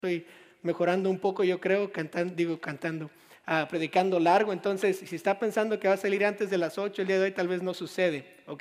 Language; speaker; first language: Spanish; native; Spanish